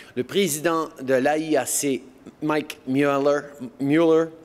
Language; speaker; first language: French; native; French